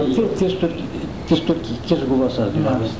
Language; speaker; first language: Greek; non-native, local second language; Turkish